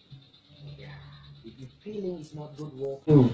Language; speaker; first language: English; non-native, learner; Indonesian